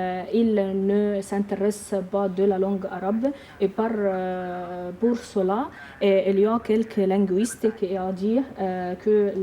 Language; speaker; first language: French; non-native, learner; Arabic